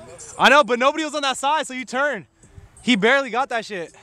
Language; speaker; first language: English; native; English